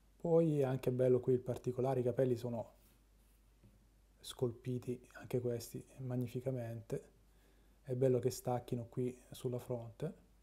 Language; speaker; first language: Italian; native; Italian